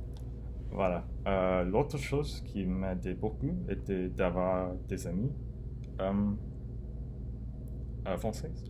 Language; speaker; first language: French; non-native, learner; English